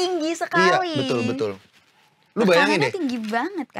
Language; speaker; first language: Indonesian; native; Indonesian